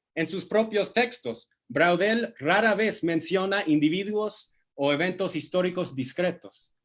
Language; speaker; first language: Spanish; non-native, fluent; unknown